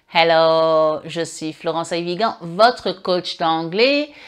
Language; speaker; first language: French; native; French